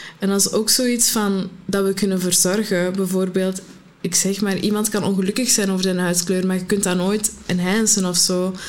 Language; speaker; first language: Dutch; early bilingual, other home language; Arabic